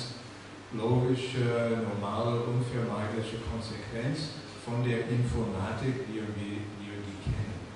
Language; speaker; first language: German; non-native, fluent; English